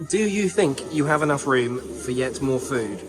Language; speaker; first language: English; native; English